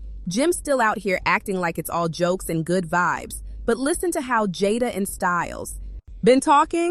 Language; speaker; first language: English; native; English